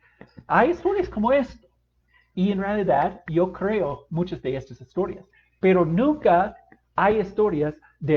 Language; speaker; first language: Spanish; non-native, fluent; English